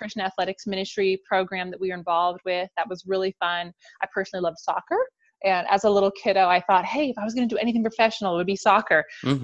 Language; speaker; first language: English; native; English